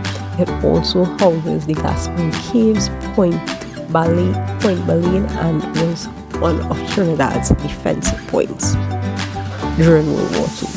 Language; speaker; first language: English; native; English